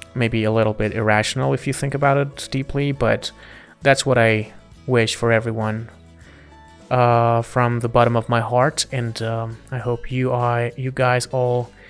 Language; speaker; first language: English; non-native, fluent; Persian